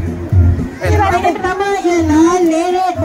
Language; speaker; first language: Malay; native; Malay